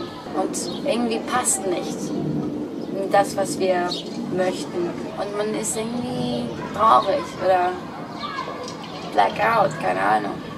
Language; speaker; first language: German; non-native, fluent; Greek